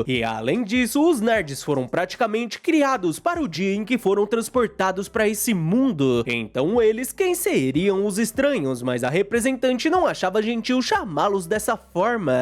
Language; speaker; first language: Portuguese; native; Portuguese